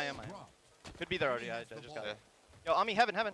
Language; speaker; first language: English; native; English